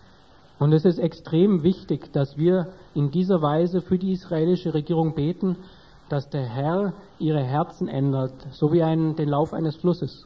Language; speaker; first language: German; native; German